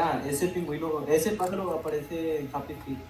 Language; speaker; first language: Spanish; non-native, local second language; English